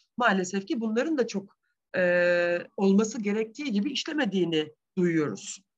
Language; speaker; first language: Turkish; native; Turkish